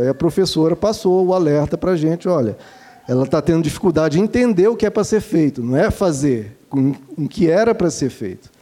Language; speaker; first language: Portuguese; native; Portuguese